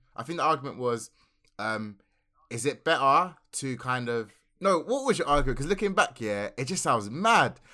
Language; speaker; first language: English; early bilingual, other home language; Akan